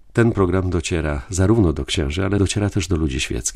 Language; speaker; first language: Polish; native; Polish